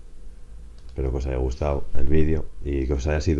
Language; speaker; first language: Spanish; native; Spanish